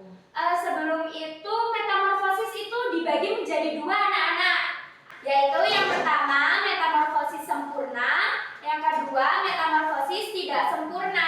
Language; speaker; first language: Indonesian; native; Indonesian